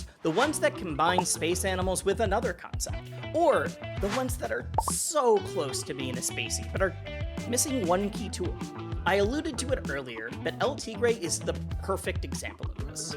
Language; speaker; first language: English; native; English